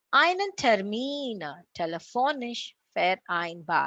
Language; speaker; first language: German; non-native, learner; Tamil